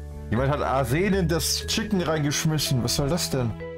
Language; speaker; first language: German; native; German